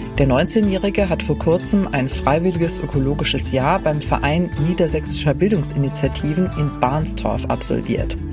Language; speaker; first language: German; native; German